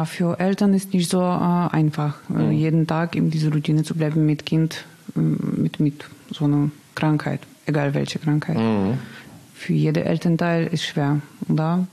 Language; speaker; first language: German; non-native, learner; Russian